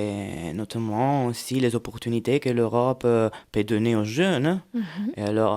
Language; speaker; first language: French; non-native, fluent; Italian